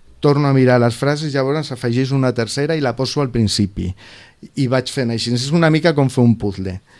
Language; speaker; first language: Catalan; non-native, local second language; Spanish